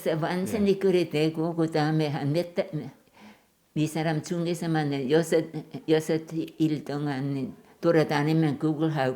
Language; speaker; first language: Korean; non-native, learner; German